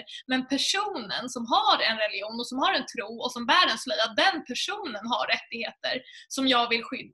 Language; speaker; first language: Swedish; native; Swedish